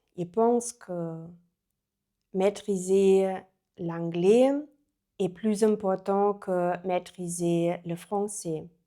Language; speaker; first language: French; non-native, learner; German